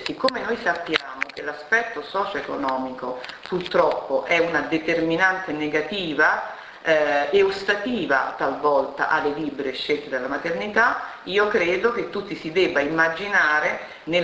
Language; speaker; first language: Italian; native; Italian